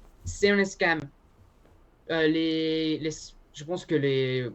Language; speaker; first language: French; non-native, learner; Spanish